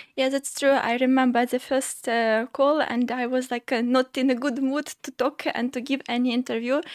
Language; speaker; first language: English; non-native, fluent; Ukrainian